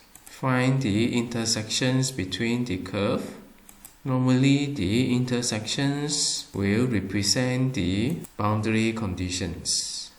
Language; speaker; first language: English; non-native, fluent; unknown